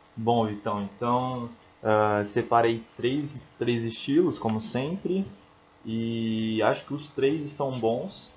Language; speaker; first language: Portuguese; native; Portuguese